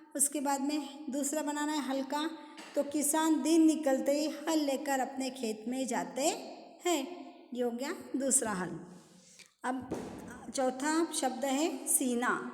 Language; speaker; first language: Hindi; non-native, local second language; Marathi